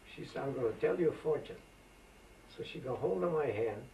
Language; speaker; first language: English; non-native, fluent; Greek